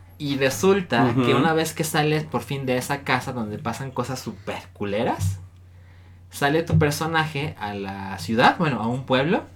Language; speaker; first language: Spanish; native; Spanish